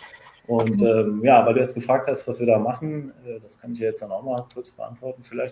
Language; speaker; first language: German; native; German